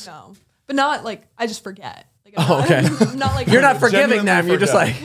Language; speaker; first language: English; native; English